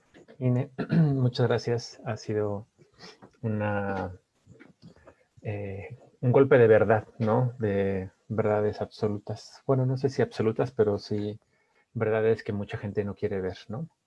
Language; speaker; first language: Spanish; native; Spanish